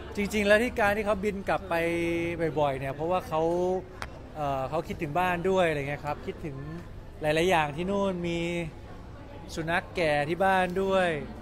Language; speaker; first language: Thai; native; Thai